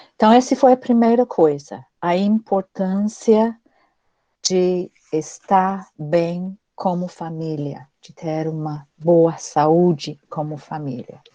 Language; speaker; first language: Portuguese; non-native, fluent; English